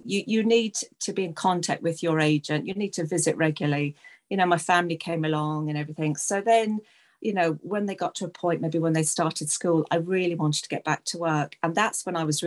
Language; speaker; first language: English; native; English